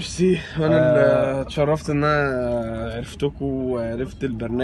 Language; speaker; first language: Arabic; native; Arabic